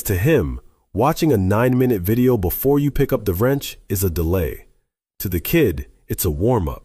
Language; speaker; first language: English; native; English